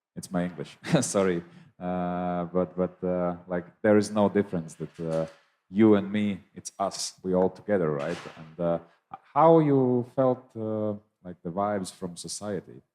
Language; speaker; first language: English; non-native, fluent; Latvian